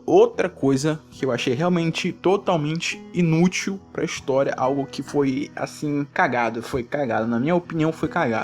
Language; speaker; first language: Portuguese; native; Portuguese